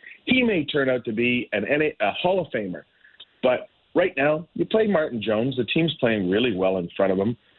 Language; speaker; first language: English; native; English